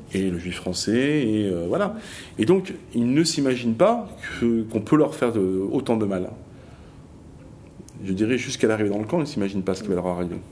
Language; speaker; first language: French; native; French